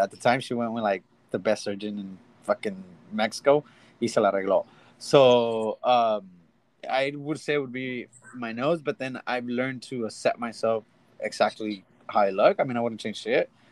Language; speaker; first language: English; early bilingual, other home language; Spanish